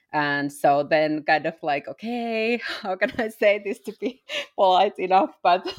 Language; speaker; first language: English; non-native, fluent; Finnish